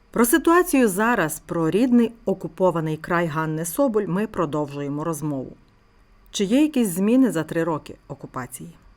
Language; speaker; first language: Ukrainian; native; Ukrainian